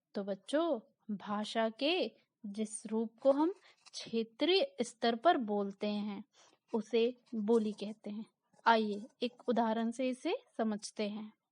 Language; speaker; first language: Hindi; native; Hindi